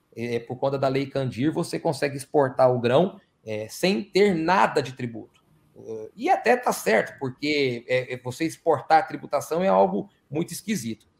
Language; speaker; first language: Portuguese; native; Portuguese